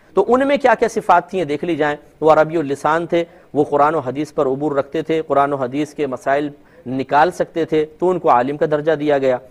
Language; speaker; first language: Urdu; native; Urdu